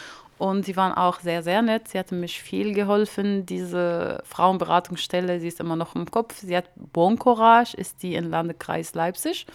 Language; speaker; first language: German; non-native, learner; Arabic